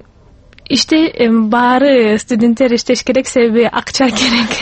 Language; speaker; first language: Kyrgyz; non-native, local second language; Russian